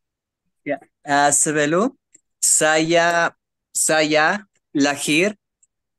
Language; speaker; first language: Indonesian; non-native, learner; Spanish